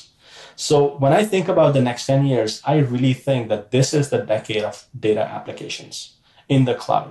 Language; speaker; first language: English; non-native, local second language; Urdu